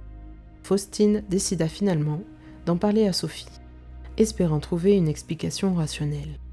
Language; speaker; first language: French; native; French